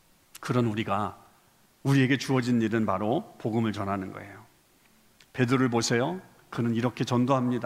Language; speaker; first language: Korean; native; Korean